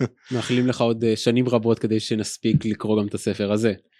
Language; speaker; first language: Hebrew; native; Hebrew